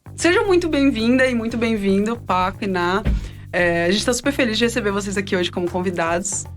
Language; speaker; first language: Portuguese; native; Portuguese